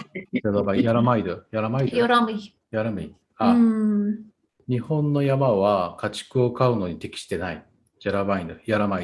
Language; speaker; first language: Japanese; non-native, fluent; Tatar